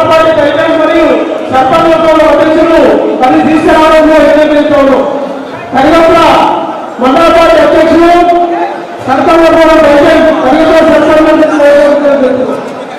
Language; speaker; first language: Telugu; native; Telugu